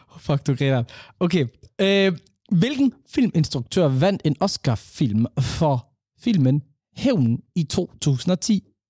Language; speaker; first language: Danish; early bilingual, other home language; Somali